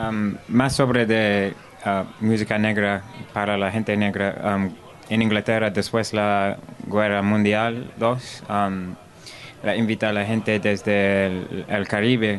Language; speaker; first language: Spanish; non-native, learner; English